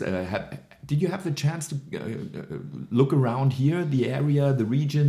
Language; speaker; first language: English; non-native, fluent; German